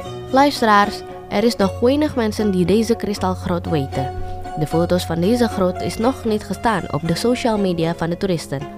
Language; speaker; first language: Dutch; non-native, fluent; Indonesian